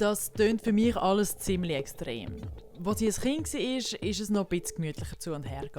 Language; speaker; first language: German; native; German